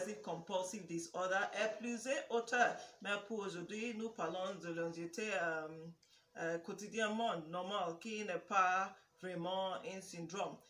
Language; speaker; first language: French; non-native, learner; English